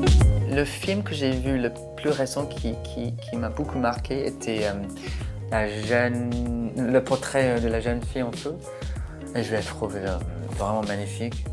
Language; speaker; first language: French; non-native, fluent; English